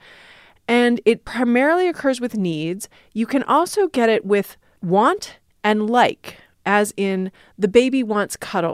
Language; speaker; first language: English; native; English